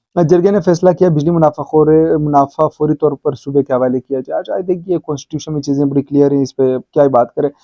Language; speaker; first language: Urdu; non-native, local second language; Pashto